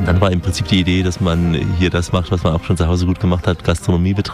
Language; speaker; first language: German; native; German